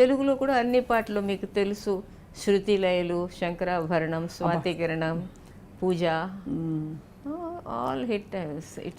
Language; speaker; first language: Telugu; non-native, local second language; Tamil